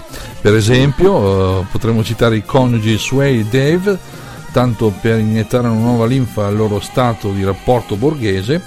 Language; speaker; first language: Italian; native; Italian